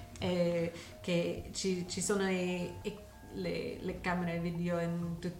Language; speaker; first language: Italian; non-native, learner; English